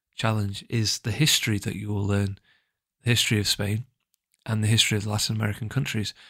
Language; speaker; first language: English; native; English